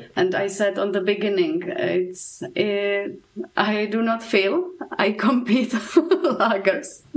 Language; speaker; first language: English; non-native, fluent; Czech